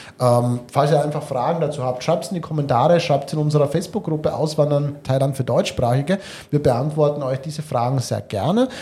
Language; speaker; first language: German; native; German